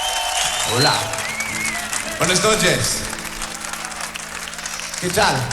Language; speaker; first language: Spanish; non-native, learner; English